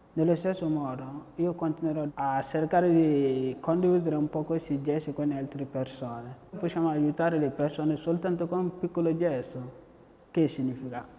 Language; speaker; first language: Italian; non-native, fluent; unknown